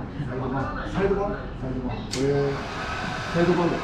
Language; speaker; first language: Japanese; non-native, learner; Nepali